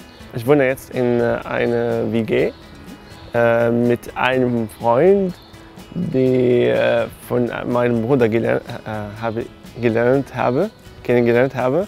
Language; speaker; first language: German; non-native, learner; Arabic